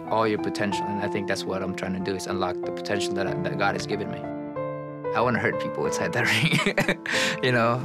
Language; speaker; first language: English; early bilingual, other home language; Cebuano